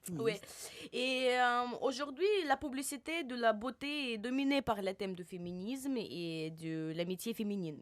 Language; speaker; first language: French; non-native, learner; Russian